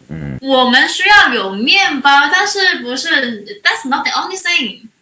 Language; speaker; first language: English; non-native, learner; Chinese